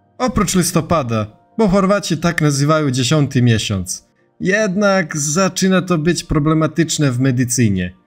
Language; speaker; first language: Polish; non-native, fluent; Serbian